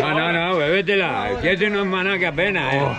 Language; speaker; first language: Spanish; native; Spanish